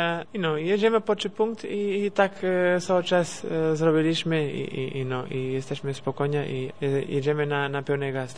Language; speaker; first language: Polish; non-native, learner; Portuguese